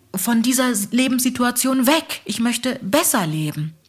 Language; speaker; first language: German; early bilingual, other home language; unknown